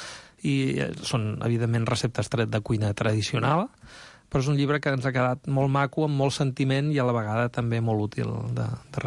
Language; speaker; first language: Catalan; native; Catalan